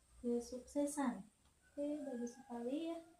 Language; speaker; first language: Indonesian; native; Indonesian